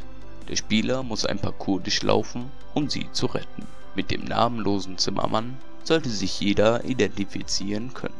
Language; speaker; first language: German; native; German